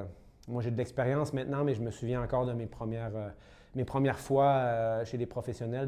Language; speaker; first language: French; native; French